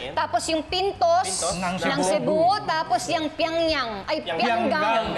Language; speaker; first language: Filipino; native; Filipino